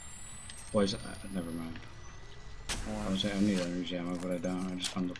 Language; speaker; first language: English; native; English